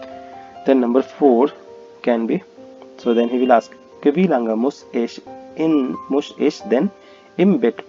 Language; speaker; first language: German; non-native, fluent; Hindi